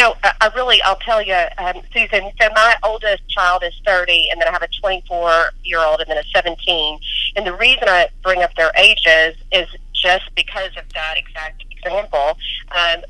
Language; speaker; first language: English; native; English